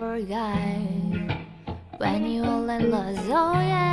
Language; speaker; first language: English; non-native, learner; Korean